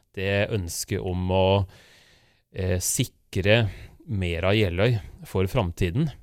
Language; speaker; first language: Norwegian; native; Norwegian